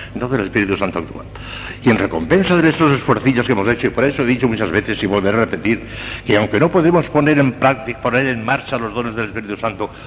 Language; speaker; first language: Spanish; native; Spanish